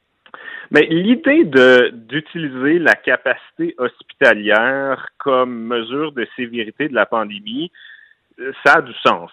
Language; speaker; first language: French; native; French